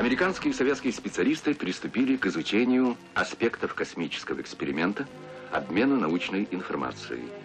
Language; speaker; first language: Russian; native; Russian